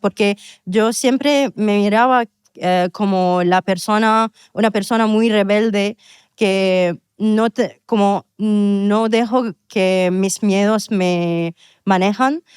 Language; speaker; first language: Spanish; non-native, fluent; Arabic